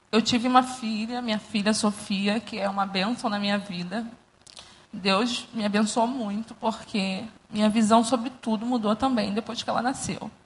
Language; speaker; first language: Portuguese; native; Portuguese